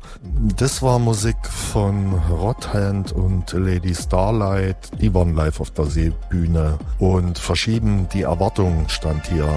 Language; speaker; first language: German; native; German